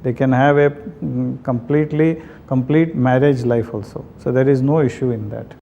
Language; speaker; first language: English; non-native, local second language; Kannada